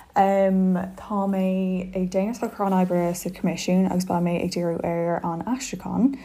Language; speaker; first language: Irish; non-native, local second language; English